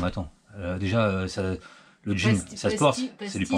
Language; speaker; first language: French; native; French